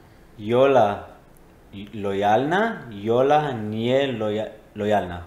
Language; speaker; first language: Polish; non-native, learner; Hebrew